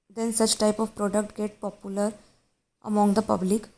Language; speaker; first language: English; non-native, local second language; Hindi